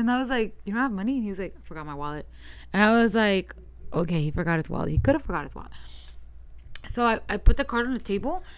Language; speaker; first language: English; early bilingual, other home language; Spanish